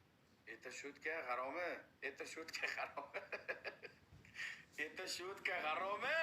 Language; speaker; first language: Russian; non-native, learner; Uzbek